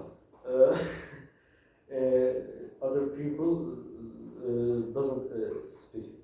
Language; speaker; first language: English; non-native, learner; Turkish